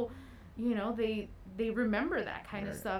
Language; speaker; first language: English; native; English